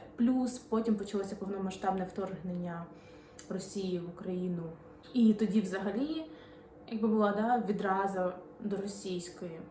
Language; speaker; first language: Ukrainian; non-native, local second language; Russian